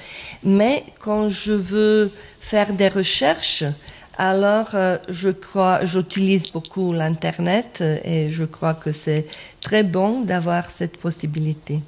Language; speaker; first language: French; non-native, fluent; Croatian